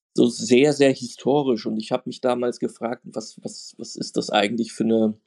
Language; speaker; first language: German; native; German